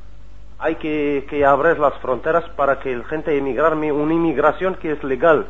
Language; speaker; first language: Spanish; non-native, learner; Arabic